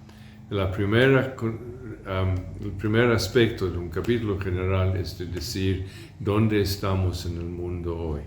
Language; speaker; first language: Spanish; non-native, fluent; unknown